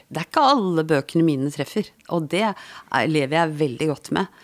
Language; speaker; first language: Norwegian; native; Norwegian